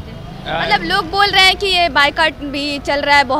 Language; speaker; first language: Hindi; native; Hindi